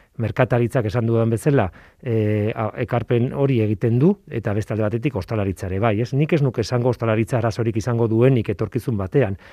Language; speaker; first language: Basque; non-native, local second language; Spanish